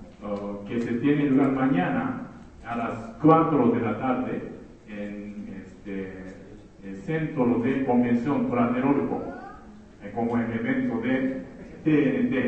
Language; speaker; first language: Spanish; non-native, fluent; Japanese